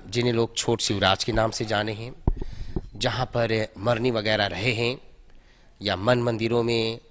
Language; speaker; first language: Hindi; early bilingual, heritage; Hindi